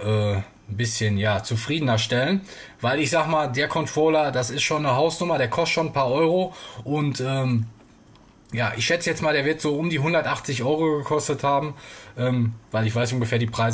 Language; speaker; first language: German; native; German